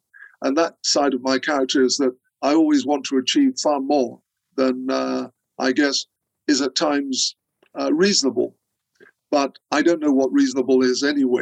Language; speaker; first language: English; non-native, local second language; Akan